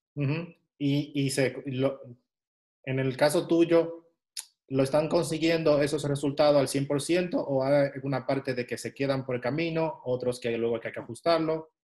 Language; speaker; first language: Spanish; native; Spanish